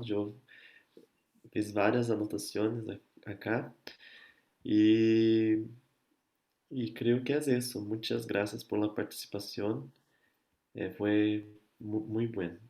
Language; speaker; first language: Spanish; non-native, learner; Portuguese